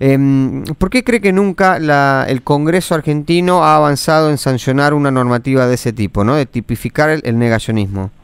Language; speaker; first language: Spanish; native; Spanish